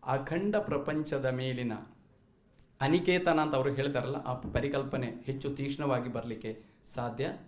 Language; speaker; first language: Kannada; non-native, local second language; Malayalam